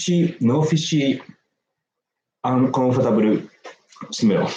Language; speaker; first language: English; non-native, learner; Japanese